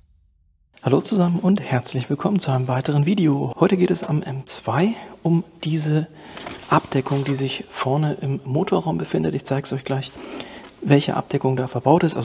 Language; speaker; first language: German; native; German